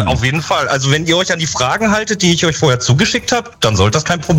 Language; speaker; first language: German; native; German